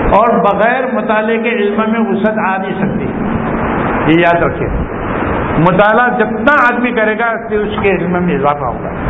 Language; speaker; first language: Urdu; non-native, local second language; Gujarati